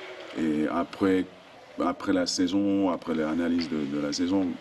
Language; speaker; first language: French; non-native, fluent; Finnish